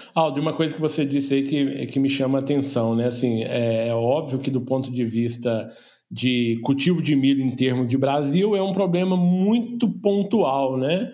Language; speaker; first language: Portuguese; native; Portuguese